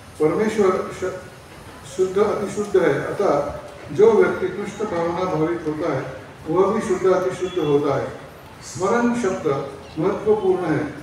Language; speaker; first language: Hindi; non-native, local second language; Marathi